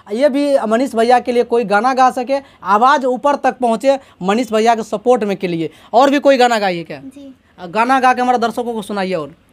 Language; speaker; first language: Hindi; native; Hindi